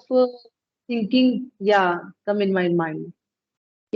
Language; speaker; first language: English; non-native, learner; Punjabi